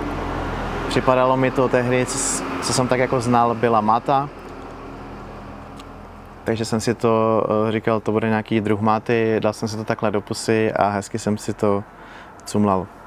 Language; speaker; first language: Czech; native; Czech